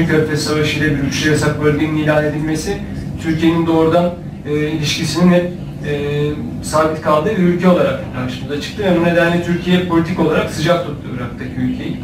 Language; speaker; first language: Turkish; native; Turkish